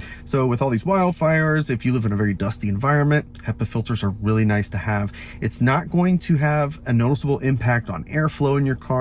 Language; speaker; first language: English; native; English